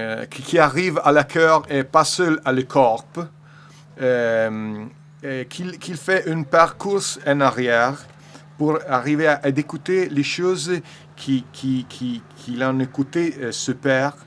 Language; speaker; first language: French; non-native, learner; Italian